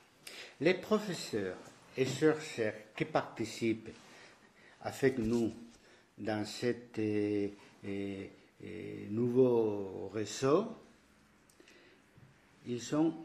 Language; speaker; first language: French; non-native, fluent; Spanish